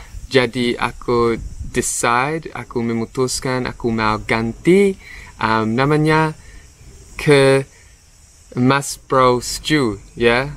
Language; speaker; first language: Indonesian; non-native, learner; English